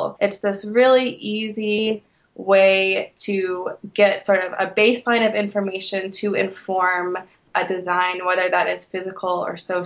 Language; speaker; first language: English; native; English